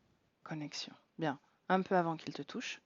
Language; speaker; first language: French; native; French